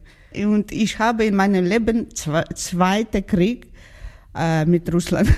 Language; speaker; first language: German; non-native, learner; Georgian